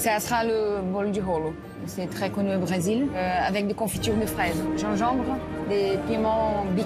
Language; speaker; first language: French; non-native, learner; Portuguese